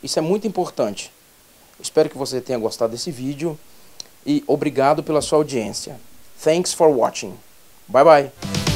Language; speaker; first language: Portuguese; native; Portuguese